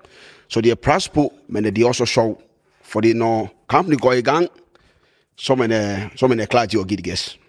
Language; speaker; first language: Danish; non-native, fluent; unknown